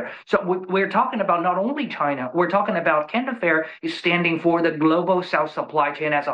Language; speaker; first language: English; non-native, fluent; Chinese